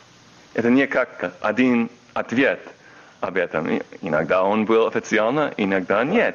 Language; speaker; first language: Russian; non-native, learner; English